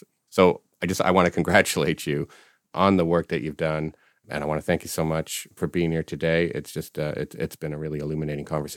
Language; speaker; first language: English; native; English